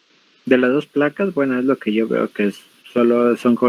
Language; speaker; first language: Spanish; native; Spanish